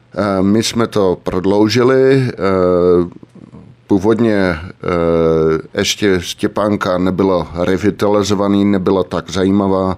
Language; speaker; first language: Czech; non-native, fluent; Dutch